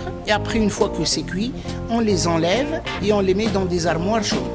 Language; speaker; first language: French; native; French